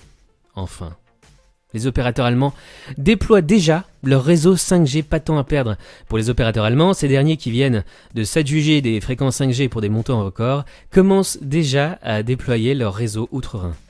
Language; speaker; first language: French; native; French